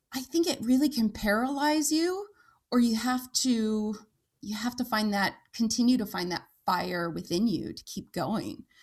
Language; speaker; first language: English; native; English